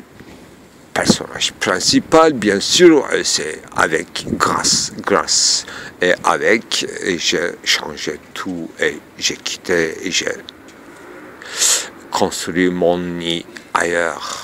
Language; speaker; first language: French; non-native, fluent; Turkish